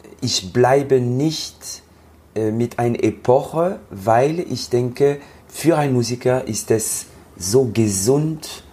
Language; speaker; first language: German; non-native, learner; French